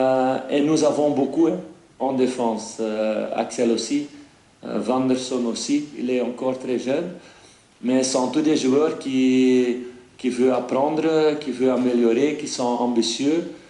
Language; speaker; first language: French; non-native, fluent; Dutch